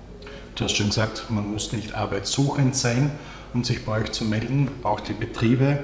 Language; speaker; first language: German; native; German